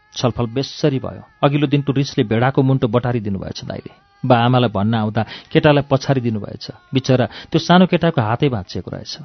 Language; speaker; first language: Nepali; native; Nepali